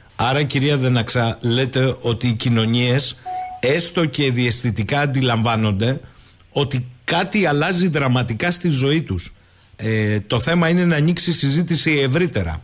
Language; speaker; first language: Greek; native; Greek